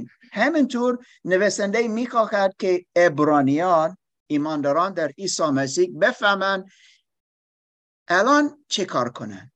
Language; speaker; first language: Persian; non-native, fluent; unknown